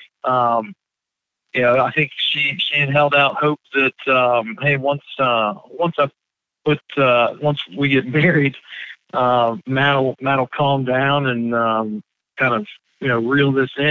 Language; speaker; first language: English; native; English